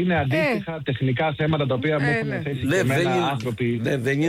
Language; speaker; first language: Greek; native; Greek